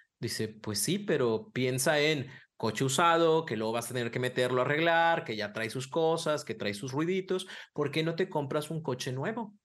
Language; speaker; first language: Spanish; native; Spanish